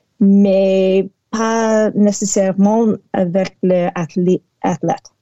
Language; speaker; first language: French; non-native, learner; English